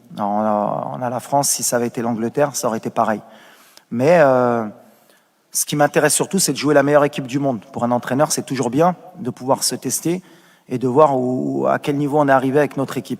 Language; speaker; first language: French; native; French